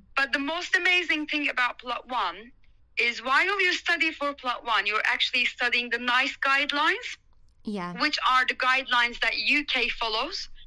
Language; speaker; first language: English; non-native, fluent; Turkish